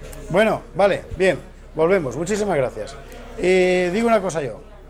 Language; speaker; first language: Spanish; native; Spanish